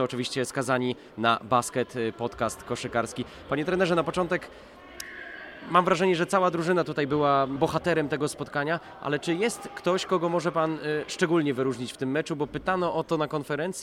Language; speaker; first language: Polish; native; Polish